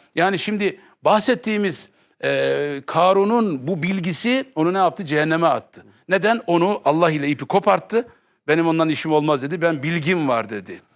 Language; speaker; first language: Turkish; native; Turkish